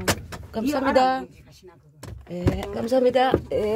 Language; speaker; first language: Korean; non-native, learner; Filipino